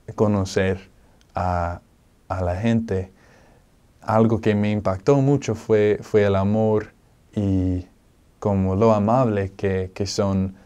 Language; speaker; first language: Spanish; non-native, fluent; English